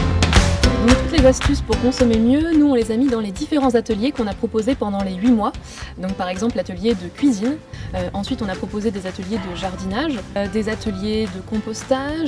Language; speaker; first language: French; native; French